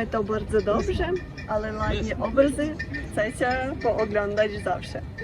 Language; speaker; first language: Polish; non-native, learner; Ukrainian